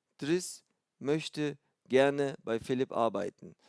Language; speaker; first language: German; non-native, fluent; Turkish